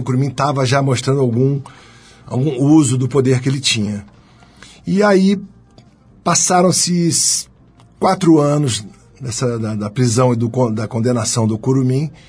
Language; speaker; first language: Portuguese; native; Portuguese